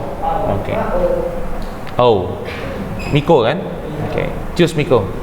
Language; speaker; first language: English; non-native, fluent; Indonesian